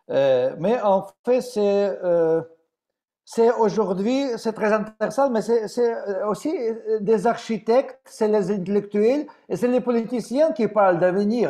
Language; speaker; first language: French; non-native, fluent; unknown